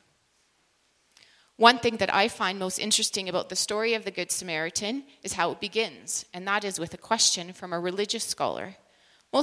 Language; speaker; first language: English; native; English